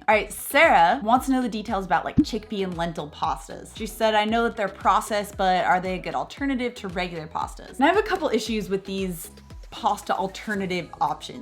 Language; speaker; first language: English; native; English